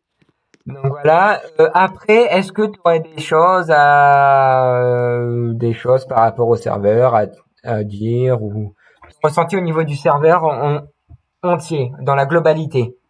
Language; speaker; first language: French; native; French